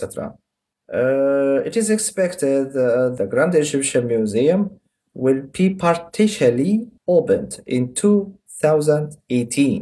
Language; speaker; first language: English; non-native, fluent; Arabic